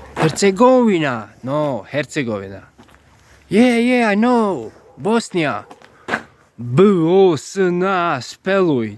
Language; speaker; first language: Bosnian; native; Bosnian